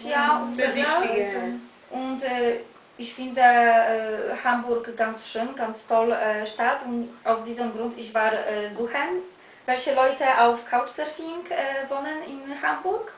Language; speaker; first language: German; non-native, learner; Polish